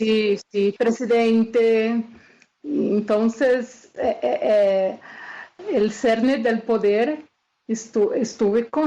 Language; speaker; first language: Spanish; non-native, fluent; Portuguese